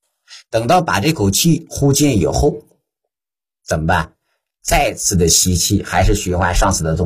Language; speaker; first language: Chinese; native; Chinese